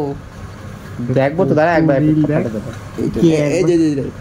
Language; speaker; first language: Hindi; non-native, local second language; Bangla